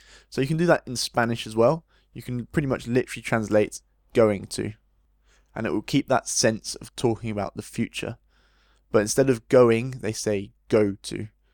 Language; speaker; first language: English; native; English